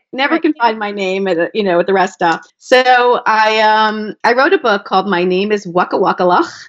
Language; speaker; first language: English; native; English